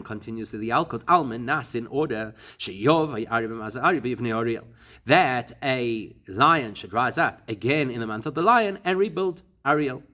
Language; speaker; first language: English; native; English